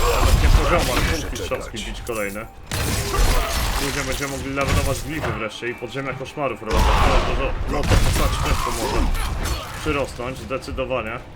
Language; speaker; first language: Polish; native; Polish